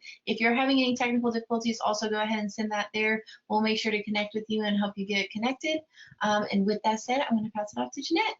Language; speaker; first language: English; native; English